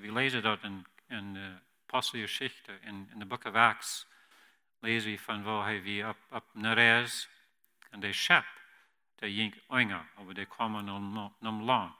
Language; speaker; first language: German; non-native, learner; Plautdietsch